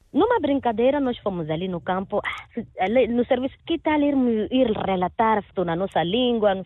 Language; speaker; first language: Portuguese; non-native, local second language; Makhuwa